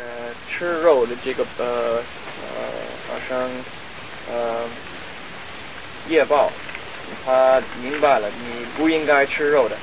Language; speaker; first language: Chinese; non-native, fluent; English